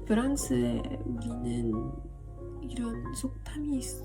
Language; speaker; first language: Korean; non-native, learner; French